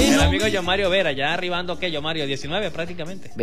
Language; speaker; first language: Spanish; native; Spanish